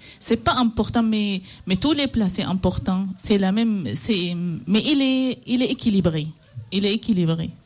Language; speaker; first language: French; non-native, learner; Arabic